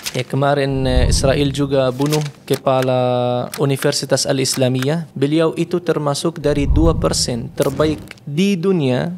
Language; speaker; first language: Indonesian; non-native, fluent; Arabic